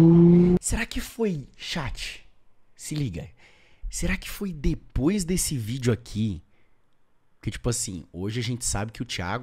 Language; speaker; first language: Portuguese; native; Portuguese